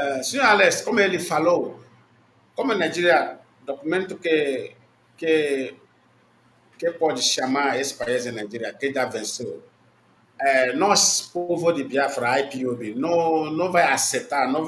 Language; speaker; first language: Portuguese; non-native, learner; Igbo